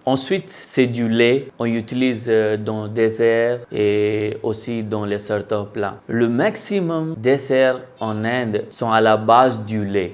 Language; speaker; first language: French; non-native, local second language; Hindi